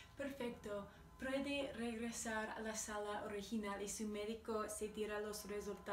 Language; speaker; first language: Spanish; non-native, learner; English